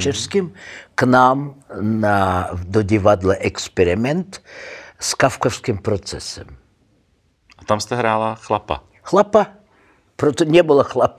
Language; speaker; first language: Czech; non-native, learner; Russian